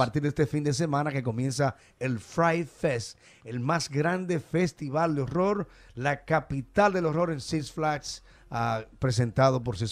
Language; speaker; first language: Spanish; native; Spanish